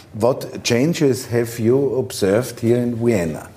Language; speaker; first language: English; non-native, learner; German